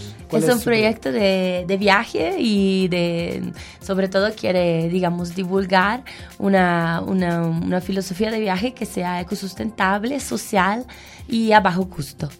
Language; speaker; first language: Spanish; non-native, fluent; Italian